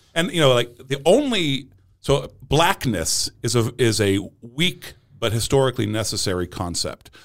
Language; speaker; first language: English; early bilingual, other home language; Portuguese